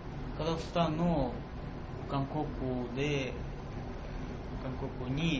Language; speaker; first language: Japanese; non-native, learner; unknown